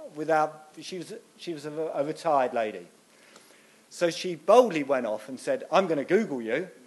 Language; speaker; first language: English; native; English